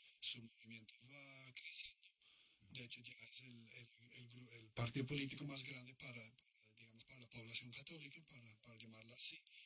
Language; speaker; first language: Spanish; non-native, fluent; English